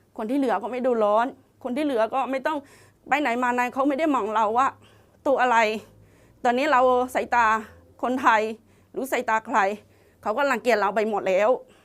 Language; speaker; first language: Thai; non-native, fluent; Burmese